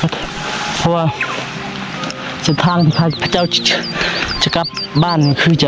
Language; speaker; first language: Thai; non-native, local second language; Lao